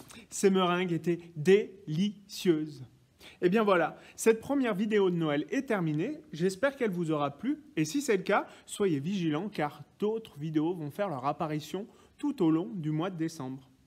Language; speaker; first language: French; native; French